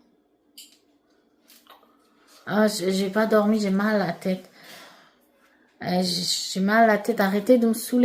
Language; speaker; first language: French; non-native, learner; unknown